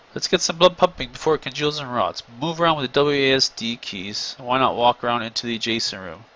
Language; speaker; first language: English; native; English